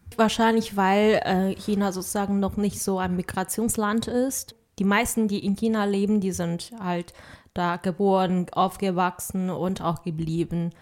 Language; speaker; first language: German; non-native, fluent; Chinese